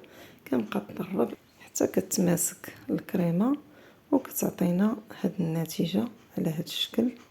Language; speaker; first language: Arabic; native; Arabic